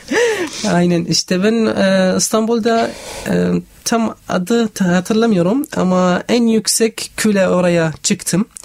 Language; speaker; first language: Turkish; non-native, learner; Arabic